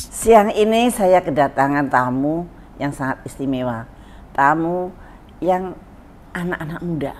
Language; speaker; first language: Indonesian; native; Indonesian